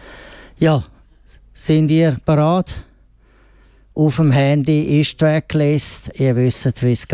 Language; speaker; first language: German; native; German